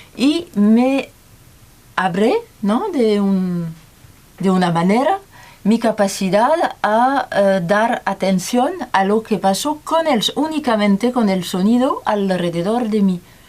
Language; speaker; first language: Spanish; non-native, learner; French